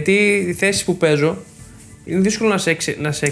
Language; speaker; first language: Greek; native; Greek